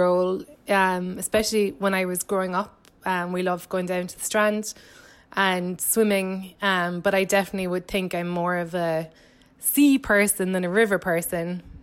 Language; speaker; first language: English; native; English